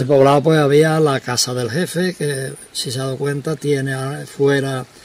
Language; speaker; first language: Spanish; native; Spanish